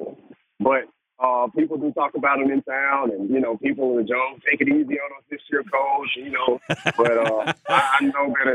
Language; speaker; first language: English; native; English